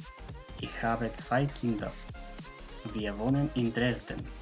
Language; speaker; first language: German; non-native, fluent; Macedonian